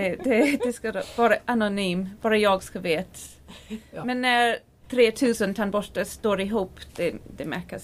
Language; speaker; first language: Swedish; non-native, learner; English